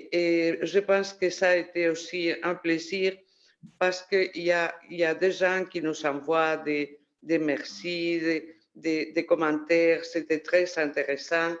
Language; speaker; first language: French; non-native, fluent; Spanish